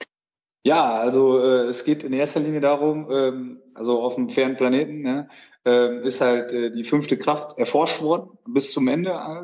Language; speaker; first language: German; native; German